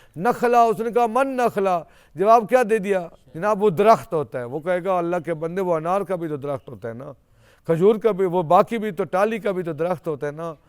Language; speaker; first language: Urdu; non-native, local second language; Saraiki